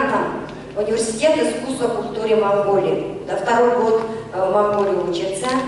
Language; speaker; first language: Russian; non-native, fluent; Mongolian